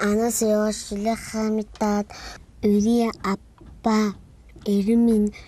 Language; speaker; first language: Korean; non-native, learner; Mongolian